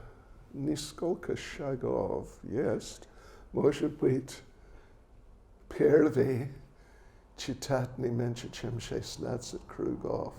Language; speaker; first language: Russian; non-native, learner; English